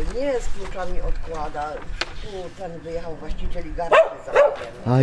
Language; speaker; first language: Polish; native; Polish